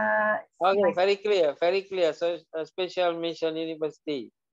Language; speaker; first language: English; non-native, learner; Indonesian